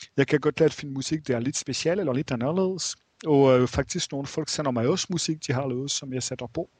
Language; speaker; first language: Danish; non-native, fluent; French